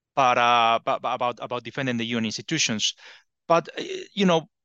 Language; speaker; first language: English; non-native, fluent; Spanish